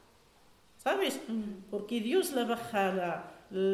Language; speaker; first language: Spanish; non-native, learner; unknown